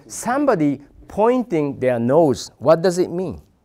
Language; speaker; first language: English; non-native, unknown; Japanese